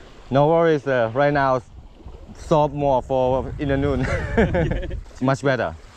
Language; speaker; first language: English; non-native, learner; Thai